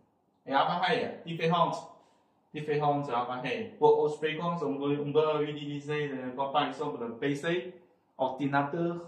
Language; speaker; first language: French; non-native, fluent; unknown